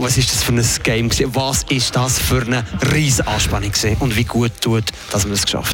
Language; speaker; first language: German; native; German